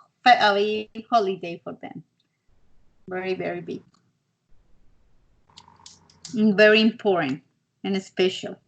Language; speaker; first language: English; non-native, learner; Spanish